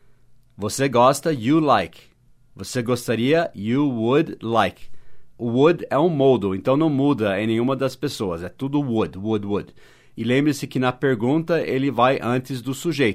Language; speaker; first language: Portuguese; non-native, fluent; English